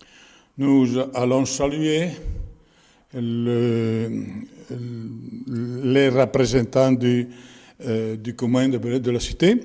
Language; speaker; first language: French; non-native, learner; Italian